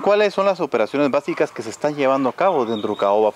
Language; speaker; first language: Spanish; native; Spanish